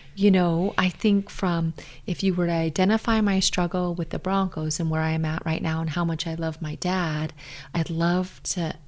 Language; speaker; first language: English; native; English